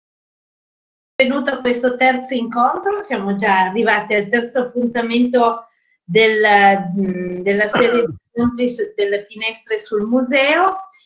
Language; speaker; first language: Italian; native; Italian